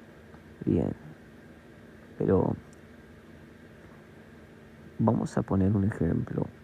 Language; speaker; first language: Spanish; native; Spanish